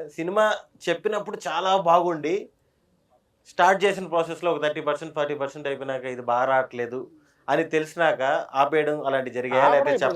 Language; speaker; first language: Telugu; native; Telugu